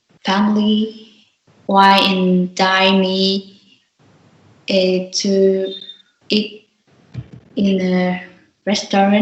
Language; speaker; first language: English; non-native, learner; Vietnamese